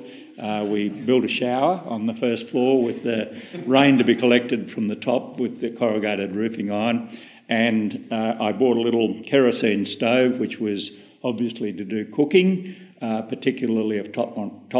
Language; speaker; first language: English; native; English